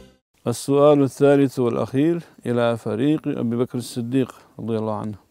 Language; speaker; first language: Arabic; non-native, fluent; Chechen